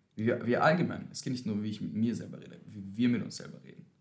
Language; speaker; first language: German; native; German